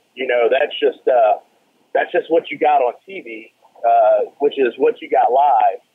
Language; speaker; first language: English; native; English